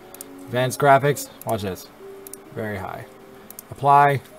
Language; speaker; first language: English; native; English